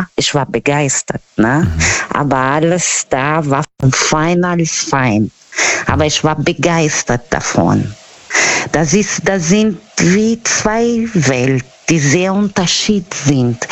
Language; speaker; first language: German; non-native, learner; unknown